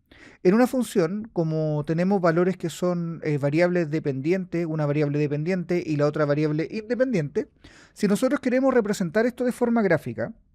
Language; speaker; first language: Spanish; native; Spanish